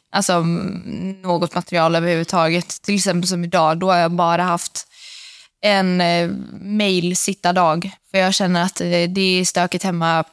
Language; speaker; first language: Swedish; native; Swedish